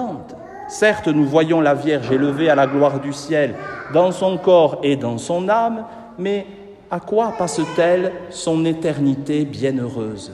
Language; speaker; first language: French; native; French